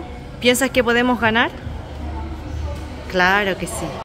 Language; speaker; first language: Spanish; native; Spanish